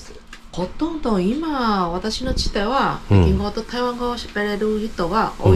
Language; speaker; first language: Japanese; non-native, fluent; Chinese